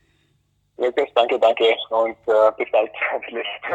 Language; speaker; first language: German; non-native, fluent; English